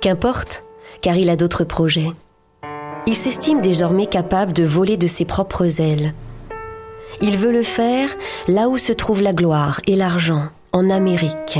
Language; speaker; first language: French; native; French